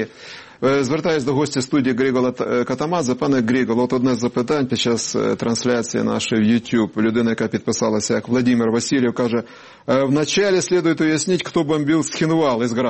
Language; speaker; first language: Ukrainian; native; Ukrainian